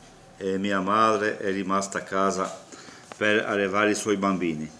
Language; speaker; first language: Italian; early bilingual, heritage; Italian